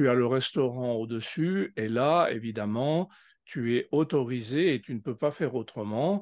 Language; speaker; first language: French; native; French